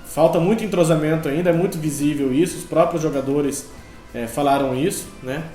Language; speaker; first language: Portuguese; native; Portuguese